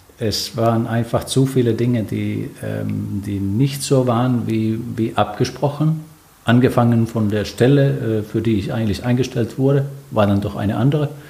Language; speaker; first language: German; non-native, fluent; Finnish